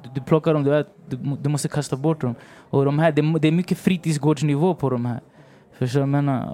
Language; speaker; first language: Swedish; early bilingual, other home language; Spanish